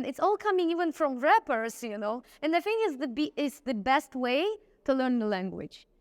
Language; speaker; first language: English; non-native, fluent; Russian